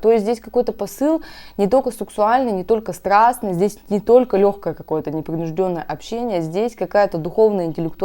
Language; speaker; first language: Russian; native; Russian